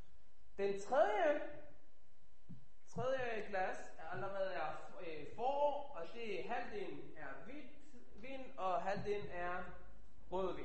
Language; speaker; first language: Danish; non-native, fluent; Hebrew